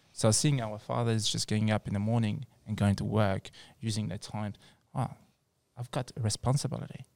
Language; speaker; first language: English; non-native, fluent; French